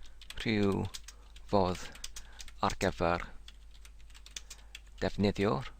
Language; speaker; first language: Welsh; non-native, learner; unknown